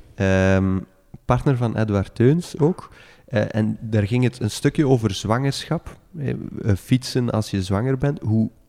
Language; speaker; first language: Dutch; native; Dutch